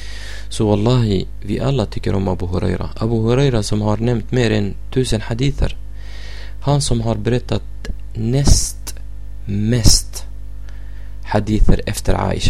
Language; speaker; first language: Swedish; non-native, fluent; Arabic